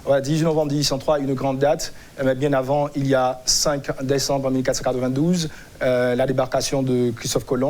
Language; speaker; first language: French; non-native, local second language; Haitian Creole